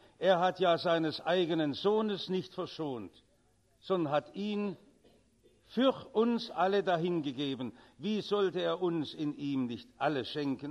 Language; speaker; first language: German; native; German